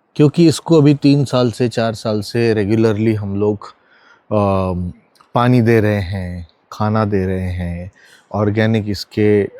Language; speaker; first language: Hindi; non-native, local second language; Marathi